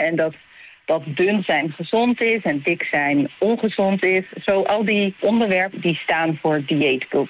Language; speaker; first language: Dutch; native; Dutch